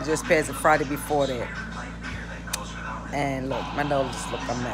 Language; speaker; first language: English; native; English